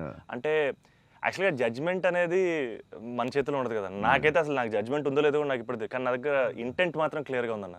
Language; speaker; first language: Telugu; native; Telugu